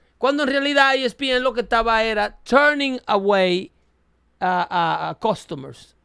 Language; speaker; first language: Spanish; native; Spanish